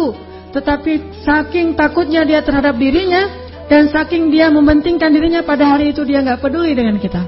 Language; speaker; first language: Indonesian; native; Indonesian